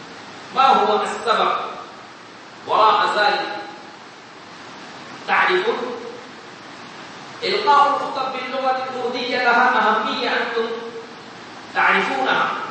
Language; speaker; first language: Arabic; non-native, fluent; Urdu